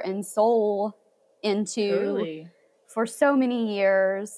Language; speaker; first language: English; native; English